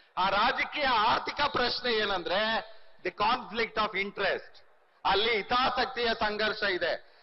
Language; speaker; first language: Kannada; native; Kannada